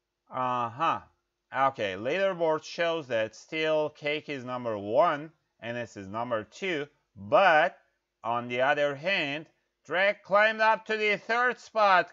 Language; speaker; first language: English; non-native, fluent; Turkish